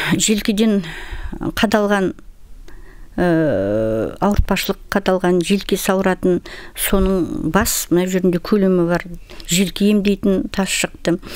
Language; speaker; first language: Kazakh; non-native, local second language; Russian